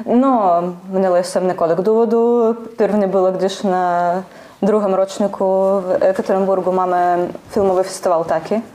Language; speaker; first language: Czech; non-native, learner; Russian